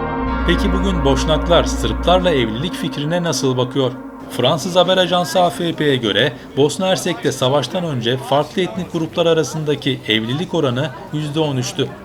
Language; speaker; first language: Turkish; native; Turkish